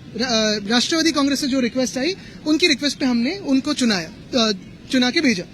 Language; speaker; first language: Hindi; non-native, local second language; Marathi